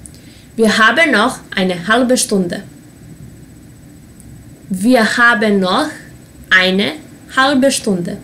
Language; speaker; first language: German; non-native, fluent; Serbian